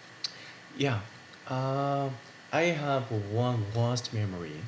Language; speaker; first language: English; non-native, learner; Korean